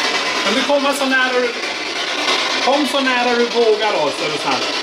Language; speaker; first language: Swedish; native; Swedish